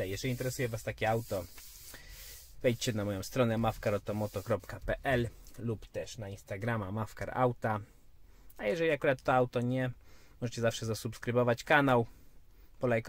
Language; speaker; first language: Polish; native; Polish